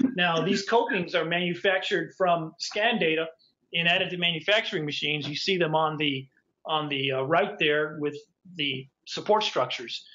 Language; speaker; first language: English; native; English